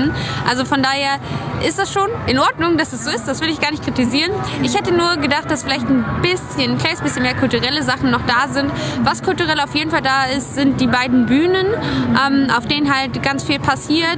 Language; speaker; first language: German; native; German